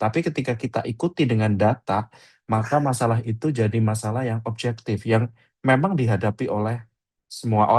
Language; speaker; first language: Indonesian; native; Indonesian